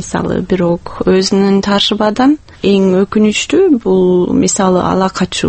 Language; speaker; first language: Kyrgyz; non-native, fluent; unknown